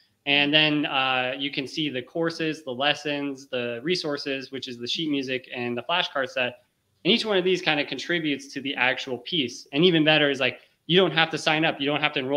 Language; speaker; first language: English; native; English